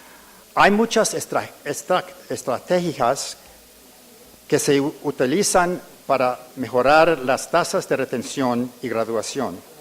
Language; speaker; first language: Spanish; early bilingual, heritage; English